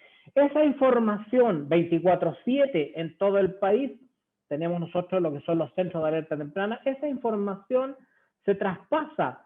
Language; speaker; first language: Spanish; native; Spanish